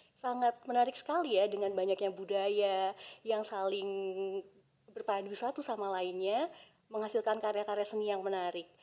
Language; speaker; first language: Indonesian; native; Indonesian